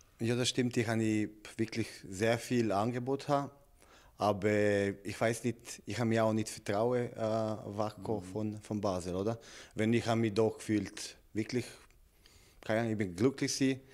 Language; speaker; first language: German; non-native, learner; Serbian